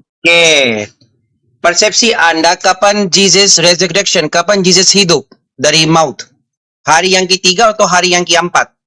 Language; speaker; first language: Indonesian; non-native, fluent; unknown